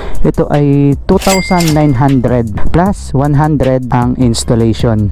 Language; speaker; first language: Filipino; native; Filipino